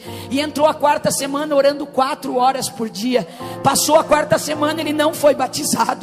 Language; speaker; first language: Portuguese; native; Portuguese